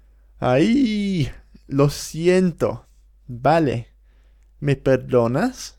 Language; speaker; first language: Spanish; non-native, fluent; English